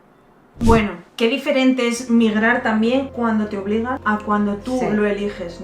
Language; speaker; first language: Spanish; native; Spanish